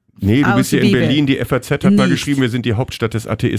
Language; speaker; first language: German; native; German